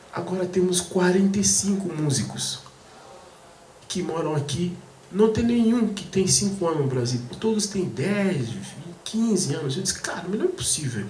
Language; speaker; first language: Portuguese; non-native, fluent; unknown